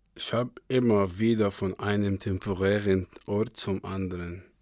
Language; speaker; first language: German; non-native, learner; Arabic